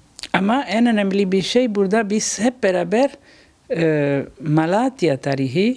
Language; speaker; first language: Turkish; non-native, learner; Italian